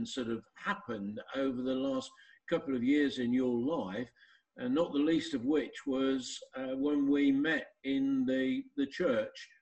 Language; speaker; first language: English; native; English